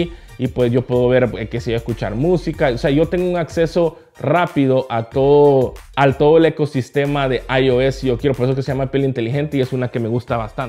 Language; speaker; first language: Spanish; native; Spanish